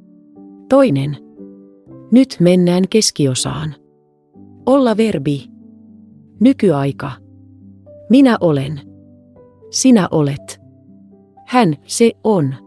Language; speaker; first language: Finnish; non-native, fluent; Vietnamese